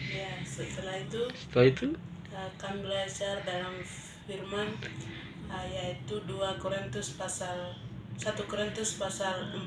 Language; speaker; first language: Indonesian; non-native, local second language; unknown